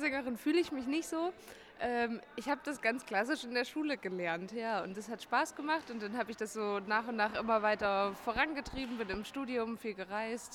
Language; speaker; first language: German; native; German